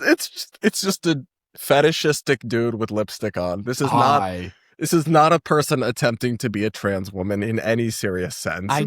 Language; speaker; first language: English; native; English